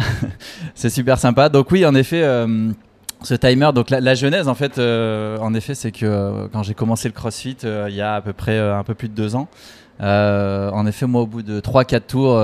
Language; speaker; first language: French; native; French